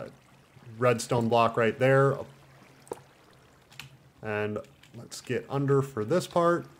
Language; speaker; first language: English; native; English